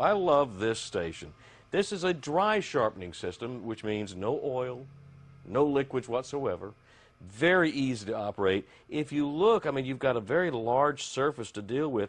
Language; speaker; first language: English; native; English